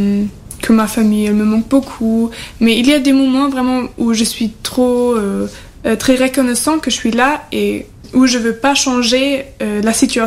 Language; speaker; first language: French; non-native, fluent; German